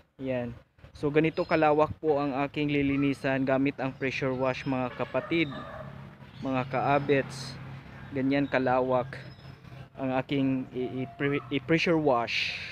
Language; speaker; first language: Filipino; non-native, local second language; Cebuano